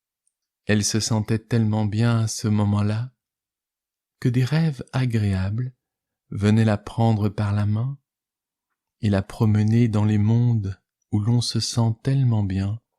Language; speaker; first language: French; native; French